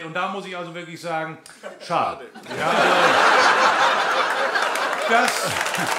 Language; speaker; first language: German; native; German